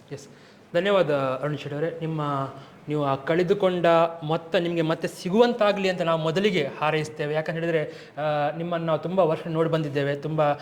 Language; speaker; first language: Kannada; native; Kannada